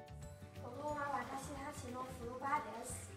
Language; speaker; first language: Japanese; non-native, learner; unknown